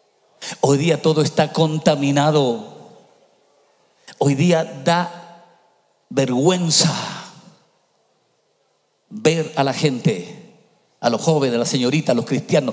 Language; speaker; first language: Spanish; native; Spanish